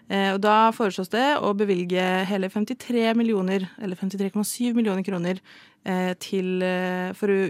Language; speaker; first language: Norwegian; native; Norwegian